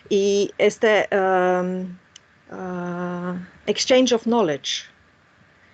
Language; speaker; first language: Spanish; non-native, fluent; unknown